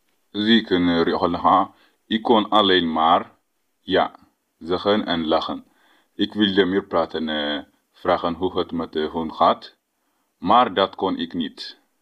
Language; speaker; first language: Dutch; non-native, learner; Tigrinya